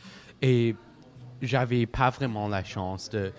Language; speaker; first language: French; non-native, local second language; English